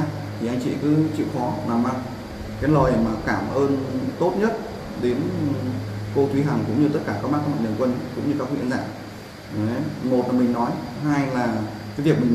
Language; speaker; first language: Vietnamese; native; Vietnamese